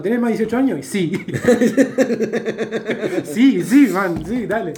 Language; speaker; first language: Spanish; native; Spanish